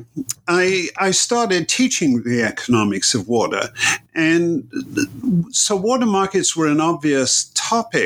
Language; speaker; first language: English; native; English